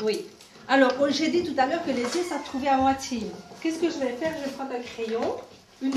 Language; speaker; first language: French; native; French